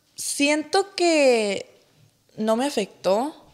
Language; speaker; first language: English; early bilingual, other home language; Spanish